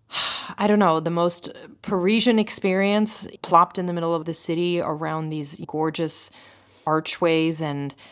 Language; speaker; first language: English; native; English